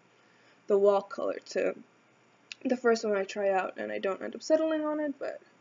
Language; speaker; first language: English; native; English